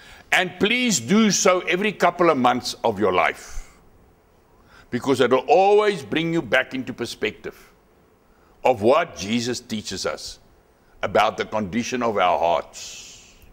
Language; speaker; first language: English; non-native, local second language; Afrikaans